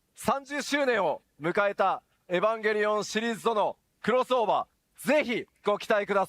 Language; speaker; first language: Japanese; native; Japanese